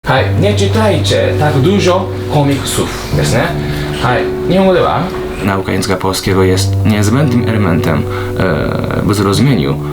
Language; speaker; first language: Polish; non-native, fluent; Japanese